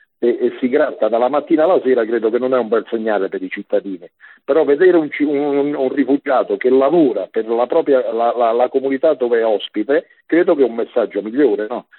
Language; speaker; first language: Italian; native; Italian